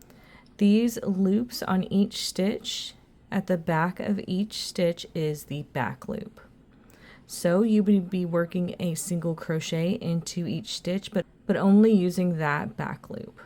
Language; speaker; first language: English; native; English